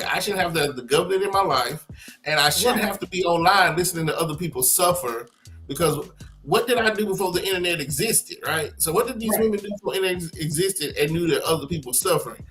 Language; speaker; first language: English; native; English